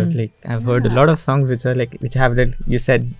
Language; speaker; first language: English; non-native, local second language; Marathi